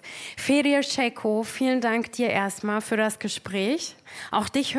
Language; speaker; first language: German; native; German